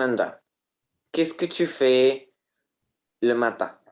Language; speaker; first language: French; non-native, learner; Spanish